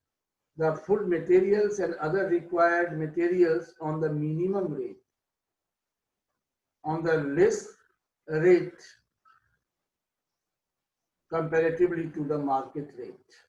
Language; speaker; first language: English; non-native, local second language; Hindi